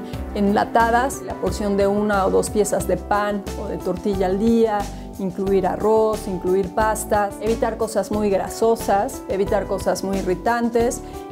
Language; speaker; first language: Spanish; native; Spanish